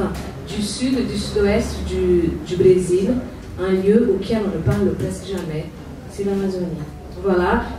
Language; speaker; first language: French; non-native, fluent; Portuguese